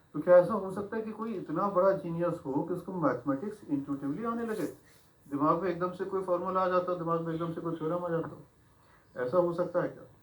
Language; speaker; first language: Hindi; native; Hindi